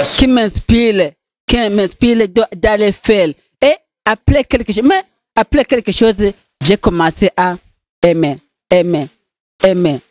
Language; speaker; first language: French; non-native, local second language; Rundi